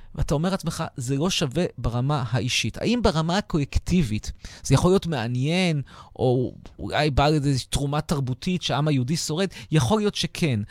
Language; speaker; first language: Hebrew; native; Hebrew